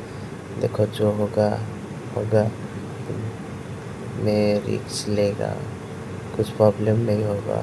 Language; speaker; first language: Hindi; non-native, local second language; Odia